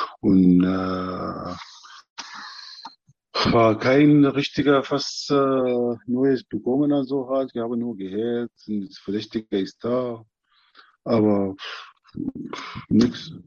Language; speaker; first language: German; non-native, learner; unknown